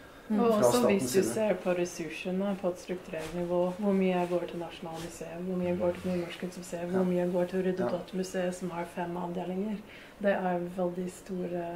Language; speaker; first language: Norwegian; non-native, fluent; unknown